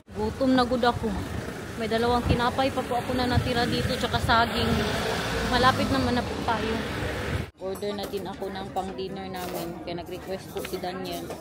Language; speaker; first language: Filipino; non-native, local second language; Cebuano